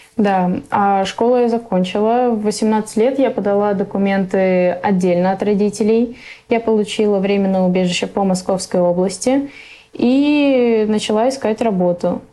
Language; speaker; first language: Russian; early bilingual, other home language; Persian